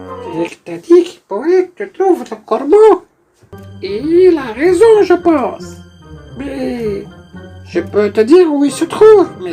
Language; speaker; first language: French; native; French